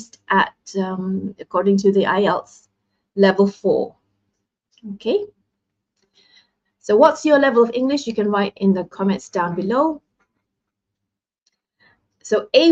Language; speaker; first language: English; non-native, local second language; Malay